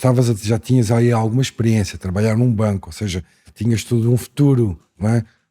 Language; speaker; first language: Portuguese; native; Portuguese